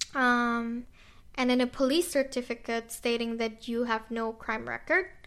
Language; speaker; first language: English; non-native, fluent; Indonesian